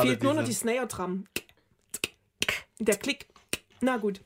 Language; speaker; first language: German; native; German